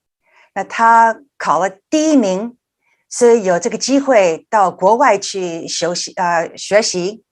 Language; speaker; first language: Chinese; early bilingual, heritage; Chinese